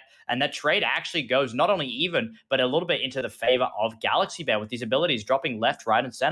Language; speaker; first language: English; native; English